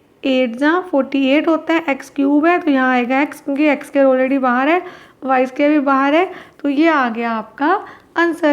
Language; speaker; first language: Hindi; native; Hindi